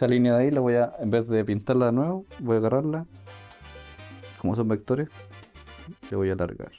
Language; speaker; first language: Spanish; native; Spanish